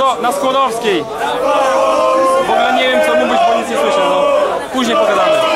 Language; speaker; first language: Polish; native; Polish